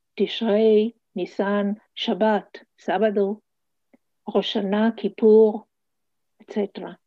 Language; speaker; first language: Spanish; early bilingual, heritage; Hebrew